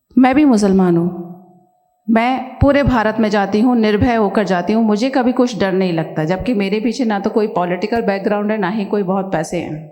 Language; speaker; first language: Hindi; native; Hindi